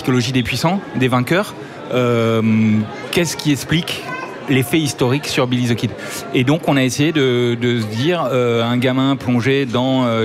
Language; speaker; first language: French; native; French